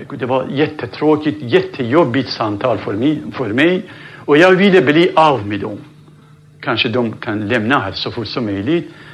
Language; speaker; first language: Swedish; non-native, fluent; Central Kurdish